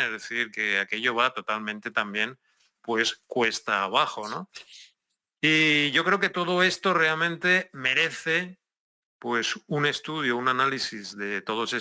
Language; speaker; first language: Spanish; native; Spanish